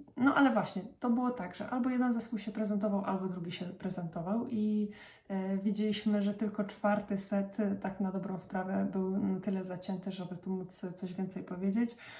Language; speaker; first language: Polish; native; Polish